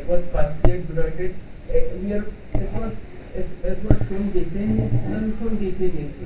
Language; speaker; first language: German; non-native, learner; Hindi